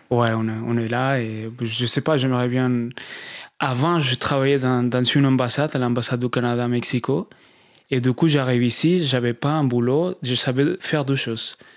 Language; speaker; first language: French; non-native, fluent; Spanish